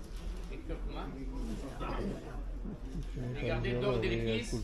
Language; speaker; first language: French; non-native, learner; Arabic